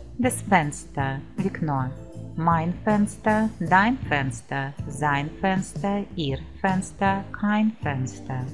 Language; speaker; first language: German; non-native, fluent; Ukrainian